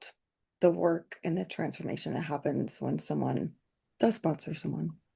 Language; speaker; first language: English; native; English